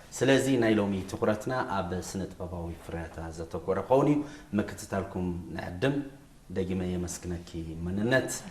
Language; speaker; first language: Tigrinya; native; Tigrinya